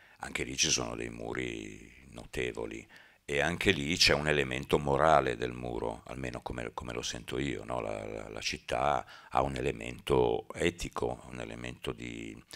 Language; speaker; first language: Italian; native; Italian